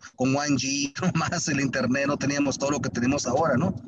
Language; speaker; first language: Spanish; early bilingual, heritage; Spanish